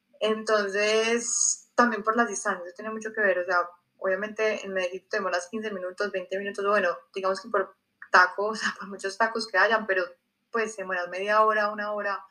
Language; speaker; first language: Spanish; native; Spanish